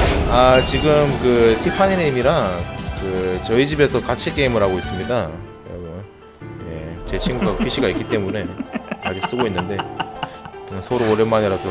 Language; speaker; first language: Korean; native; Korean